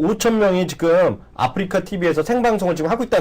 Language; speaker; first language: Korean; native; Korean